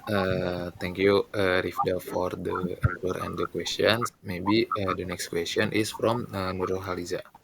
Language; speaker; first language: English; non-native, learner; Indonesian